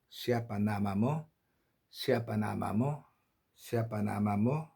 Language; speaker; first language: Indonesian; non-native, learner; Korean